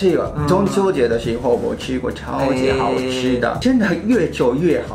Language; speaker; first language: Chinese; non-native, fluent; Japanese